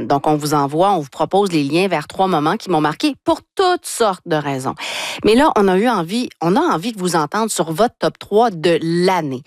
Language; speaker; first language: French; native; French